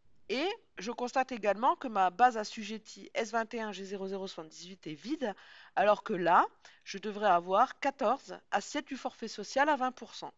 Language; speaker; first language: French; native; French